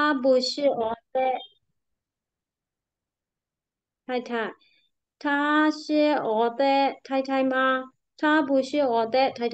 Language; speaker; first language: Chinese; non-native, learner; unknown